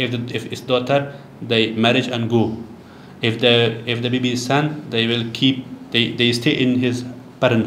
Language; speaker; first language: English; non-native, learner; Persian